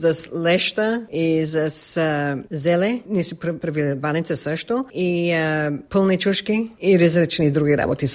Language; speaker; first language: Bulgarian; early bilingual, heritage; English